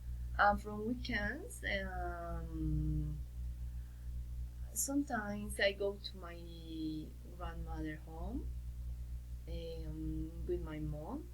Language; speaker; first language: English; non-native, learner; Spanish